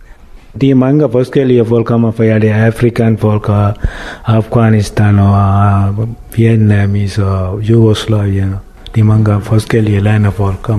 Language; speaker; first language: Danish; non-native, learner; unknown